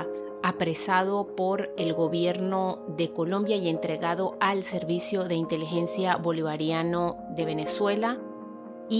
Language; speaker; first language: Spanish; native; Spanish